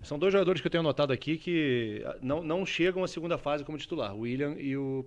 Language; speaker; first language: Portuguese; native; Portuguese